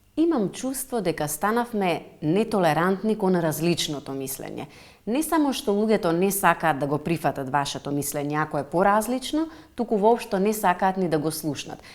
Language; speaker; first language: Macedonian; native; Macedonian